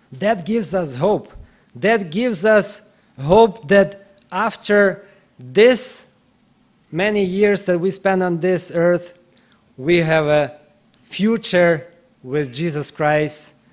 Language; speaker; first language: English; non-native, fluent; Ukrainian